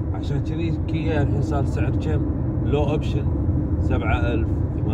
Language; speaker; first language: Arabic; non-native, learner; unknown